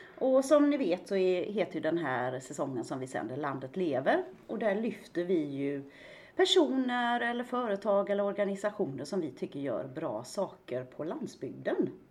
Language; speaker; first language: Swedish; native; Swedish